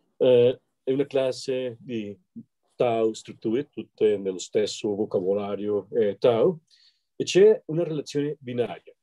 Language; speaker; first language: Italian; non-native, fluent; Spanish